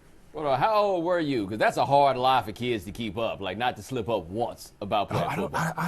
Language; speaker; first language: English; native; English